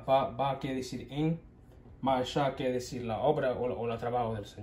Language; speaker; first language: Spanish; non-native, learner; English